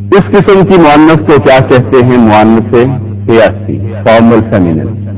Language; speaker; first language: Urdu; non-native, local second language; Punjabi